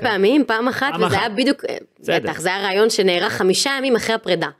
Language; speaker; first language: Hebrew; native; Hebrew